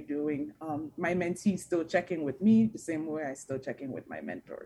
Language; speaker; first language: English; non-native, local second language; Igbo